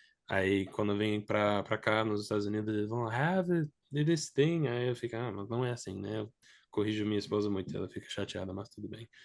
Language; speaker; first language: Portuguese; non-native, fluent; English